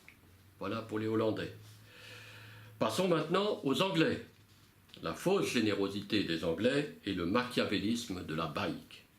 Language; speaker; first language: French; native; French